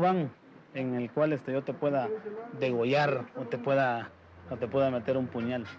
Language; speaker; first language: Spanish; native; Spanish